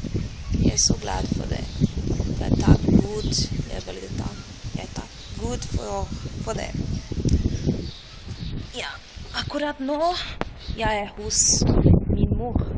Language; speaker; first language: Norwegian; non-native, learner; Portuguese